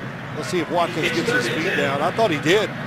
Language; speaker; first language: English; native; English